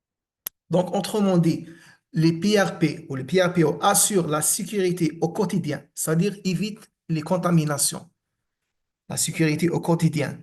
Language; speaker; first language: French; non-native, local second language; Arabic